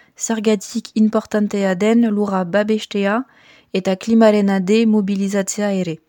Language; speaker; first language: Basque; non-native, fluent; French